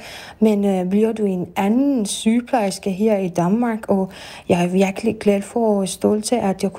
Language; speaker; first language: Danish; non-native, fluent; Persian